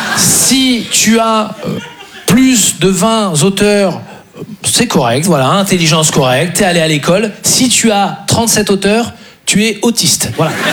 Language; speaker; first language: French; native; French